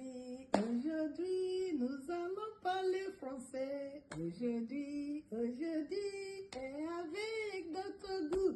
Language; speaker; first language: French; non-native, fluent; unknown